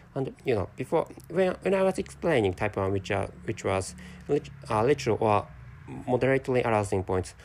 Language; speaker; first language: English; non-native, fluent; Japanese